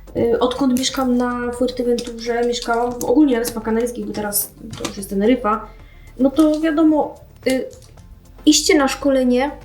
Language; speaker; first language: Polish; native; Polish